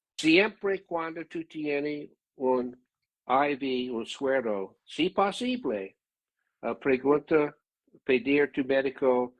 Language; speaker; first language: Spanish; non-native, learner; English